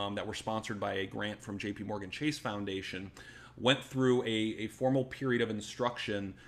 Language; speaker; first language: English; native; English